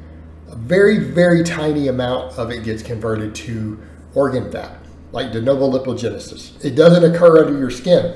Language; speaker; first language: English; native; English